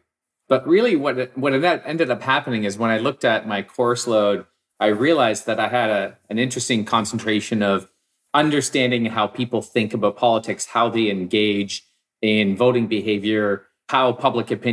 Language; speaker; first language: English; native; English